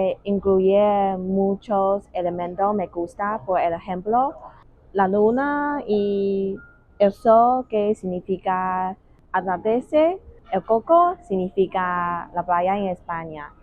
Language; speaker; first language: Spanish; non-native, learner; Chinese